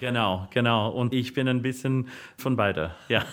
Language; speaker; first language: German; non-native, fluent; English